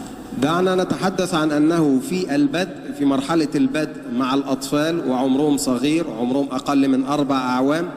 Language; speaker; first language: Arabic; native; Arabic